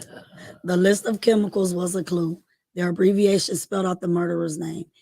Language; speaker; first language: English; native; English